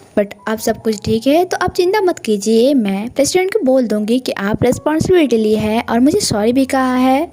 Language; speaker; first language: Hindi; non-native, local second language; Bangla